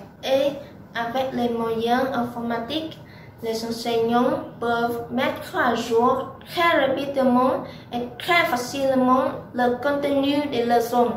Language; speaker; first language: French; non-native, learner; Vietnamese